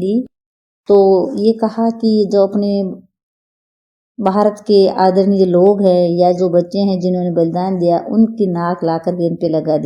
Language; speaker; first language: Hindi; native; Hindi